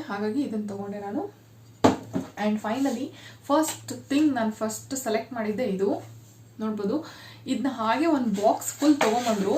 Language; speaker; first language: Kannada; native; Kannada